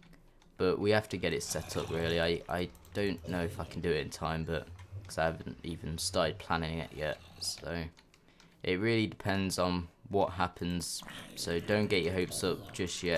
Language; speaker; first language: English; native; English